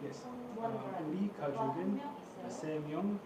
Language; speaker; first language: Korean; non-native, learner; English